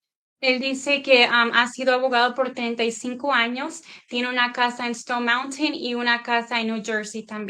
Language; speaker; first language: Spanish; early bilingual, heritage; Spanish